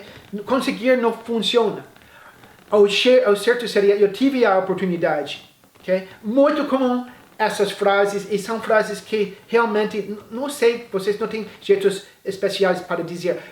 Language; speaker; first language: Portuguese; non-native, fluent; English